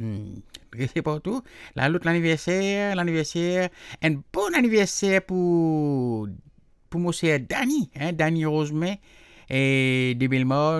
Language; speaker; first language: French; non-native, local second language; Morisyen